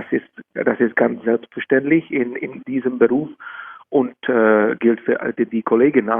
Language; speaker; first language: German; non-native, fluent; Czech